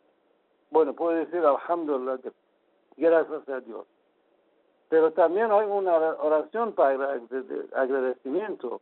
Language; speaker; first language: Spanish; non-native, fluent; Persian